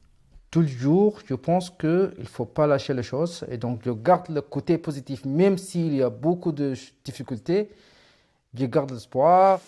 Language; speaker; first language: French; non-native, fluent; Arabic